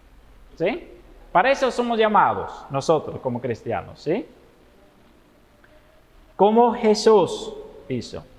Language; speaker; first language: Spanish; non-native, fluent; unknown